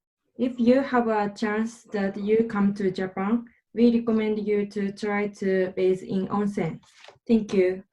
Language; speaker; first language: English; non-native, learner; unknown